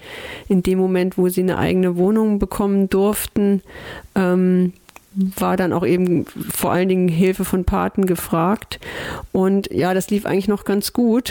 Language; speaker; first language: German; native; German